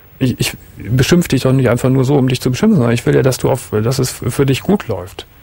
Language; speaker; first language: German; native; German